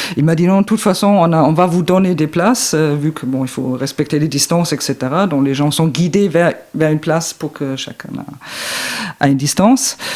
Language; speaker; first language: French; non-native, fluent; German